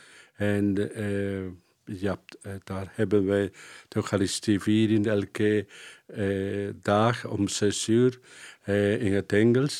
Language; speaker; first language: Dutch; non-native, fluent; Spanish